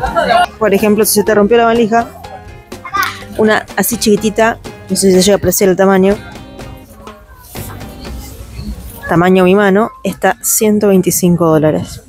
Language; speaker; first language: Spanish; native; Spanish